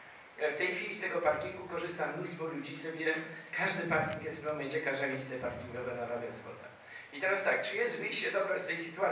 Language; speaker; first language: Polish; native; Polish